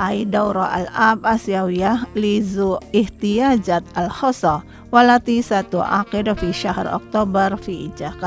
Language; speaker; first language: Arabic; non-native, fluent; Indonesian